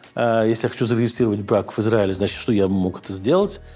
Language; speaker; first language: Russian; native; Russian